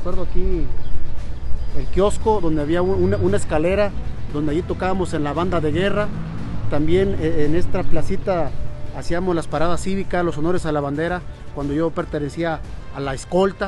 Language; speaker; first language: Spanish; native; Spanish